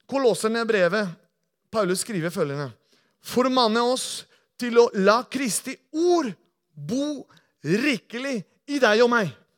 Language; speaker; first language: Norwegian; non-native, fluent; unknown